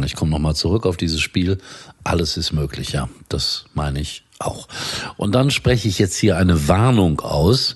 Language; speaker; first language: German; native; German